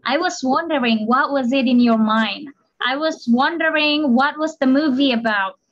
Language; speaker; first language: English; non-native, fluent; Indonesian